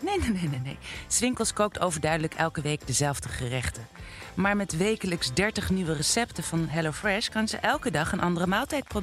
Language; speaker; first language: Dutch; native; Dutch